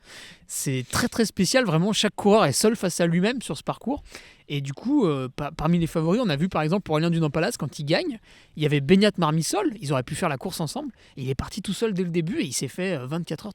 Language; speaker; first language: French; native; French